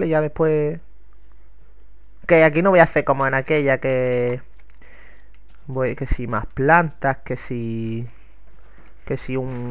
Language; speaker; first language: Spanish; native; Spanish